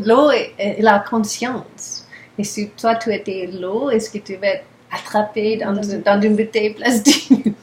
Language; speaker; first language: French; non-native, learner; English